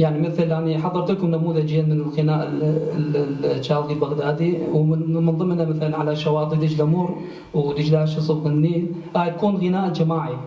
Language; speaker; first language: Arabic; native; Arabic